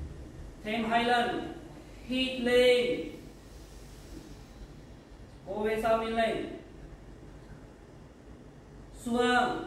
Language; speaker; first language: Vietnamese; non-native, learner; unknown